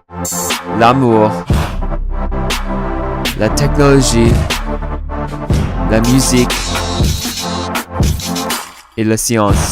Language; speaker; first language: French; non-native, learner; English